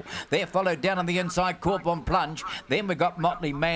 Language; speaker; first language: English; native; English